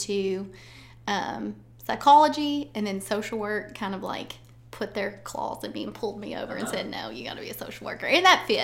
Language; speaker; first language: English; native; English